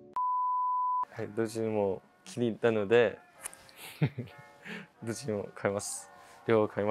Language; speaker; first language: Japanese; non-native, fluent; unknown